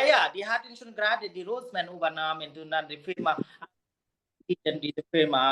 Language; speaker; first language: German; non-native, learner; Bangla